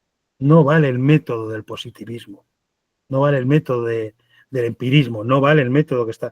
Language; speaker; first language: Spanish; native; Spanish